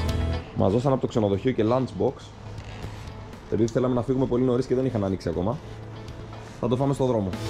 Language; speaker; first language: Greek; native; Greek